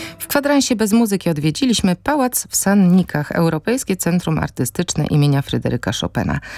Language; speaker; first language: Polish; native; Polish